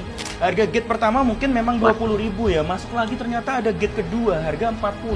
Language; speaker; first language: Indonesian; native; Indonesian